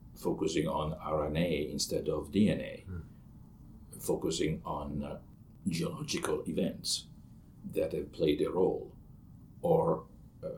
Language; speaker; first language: English; non-native, fluent; Italian